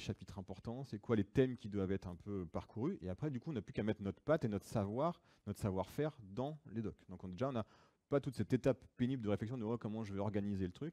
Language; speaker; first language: French; native; French